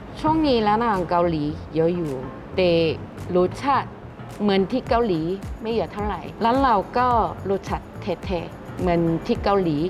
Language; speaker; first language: Thai; non-native, learner; Korean